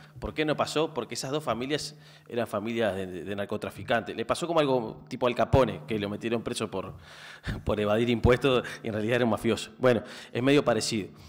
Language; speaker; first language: Spanish; native; Spanish